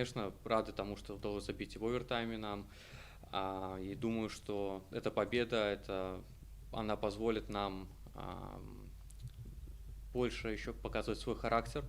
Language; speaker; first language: Russian; native; Russian